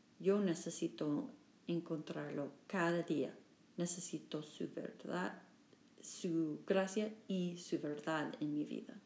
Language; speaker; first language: Spanish; non-native, learner; English